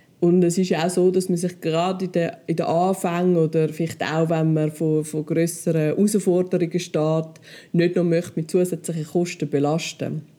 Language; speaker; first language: German; native; German